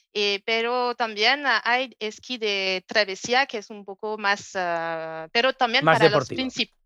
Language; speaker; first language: Spanish; non-native, learner; French